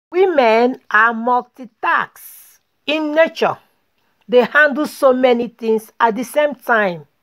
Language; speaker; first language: English; non-native, local second language; Igbo